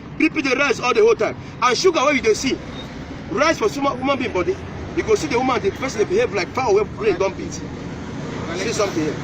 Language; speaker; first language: Nigerian Pidgin; non-native, local second language; Yoruba